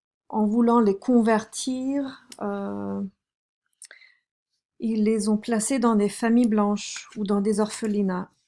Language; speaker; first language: French; non-native, fluent; German